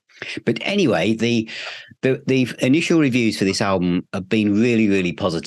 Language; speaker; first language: English; native; English